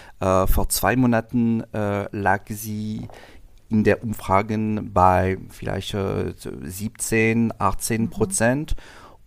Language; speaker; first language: German; non-native, learner; French